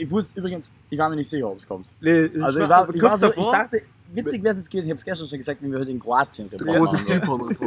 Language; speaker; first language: German; native; German